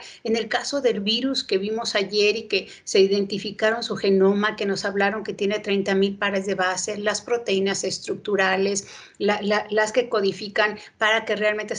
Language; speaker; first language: Spanish; native; Spanish